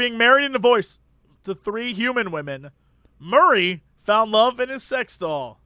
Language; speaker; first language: English; native; English